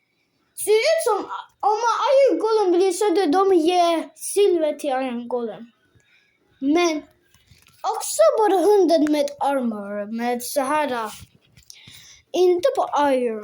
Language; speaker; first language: Swedish; non-native, local second language; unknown